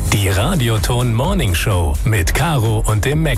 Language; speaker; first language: German; native; German